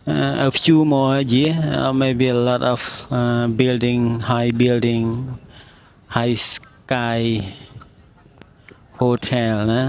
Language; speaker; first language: English; non-native, learner; Khmer